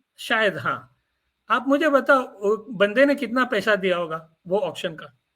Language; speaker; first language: Urdu; non-native, local second language; Gujarati